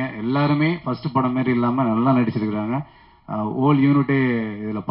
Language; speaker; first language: Tamil; native; Tamil